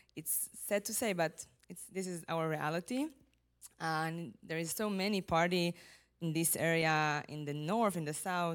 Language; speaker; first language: English; non-native, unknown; Hebrew